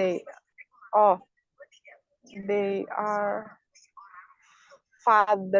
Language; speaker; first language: English; non-native, learner; Indonesian